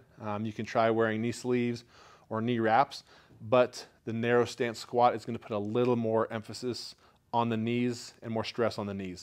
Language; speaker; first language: English; native; English